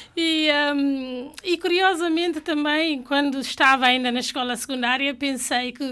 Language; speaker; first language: Portuguese; non-native, fluent; Fula